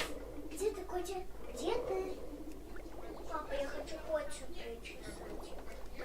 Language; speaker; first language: Russian; early bilingual, other home language; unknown